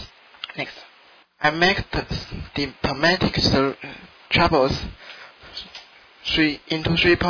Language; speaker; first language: English; non-native, learner; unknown